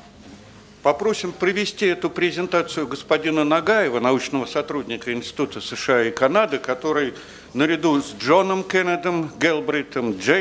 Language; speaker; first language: Russian; native; Russian